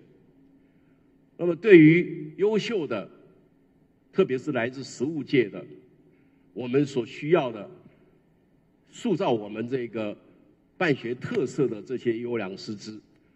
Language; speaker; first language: Chinese; native; Chinese